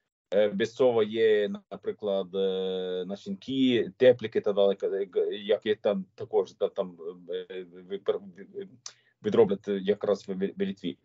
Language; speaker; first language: Ukrainian; non-native, learner; Swedish